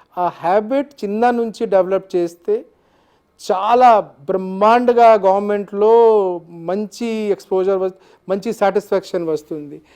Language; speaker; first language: Telugu; non-native, fluent; Hindi